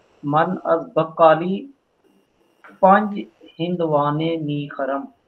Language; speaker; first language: Persian; non-native, learner; Urdu